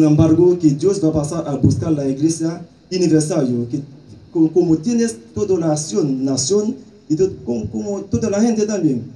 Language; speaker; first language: Spanish; non-native, learner; Haitian Creole